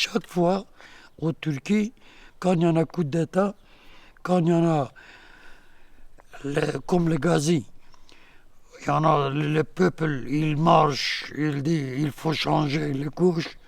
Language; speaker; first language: French; non-native, learner; Kurdish